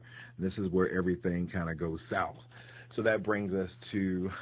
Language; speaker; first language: English; native; English